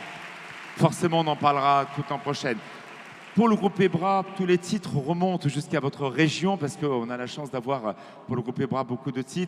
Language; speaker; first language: French; native; French